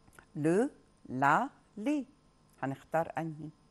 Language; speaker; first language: French; non-native, local second language; Arabic